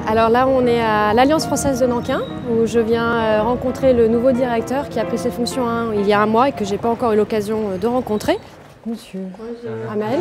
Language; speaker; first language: French; native; French